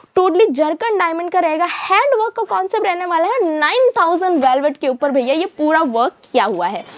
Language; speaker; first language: Hindi; native; Hindi